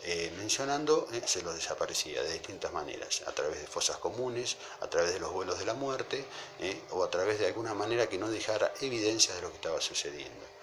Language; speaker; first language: Spanish; native; Spanish